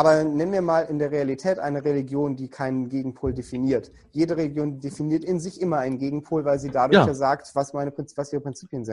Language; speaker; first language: German; native; German